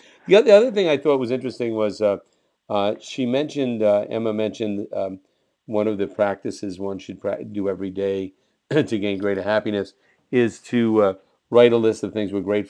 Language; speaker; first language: English; native; English